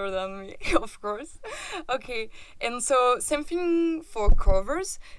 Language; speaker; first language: English; non-native, fluent; French